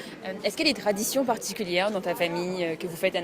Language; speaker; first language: French; native; French